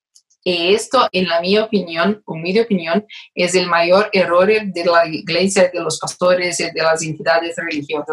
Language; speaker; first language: Spanish; non-native, fluent; Portuguese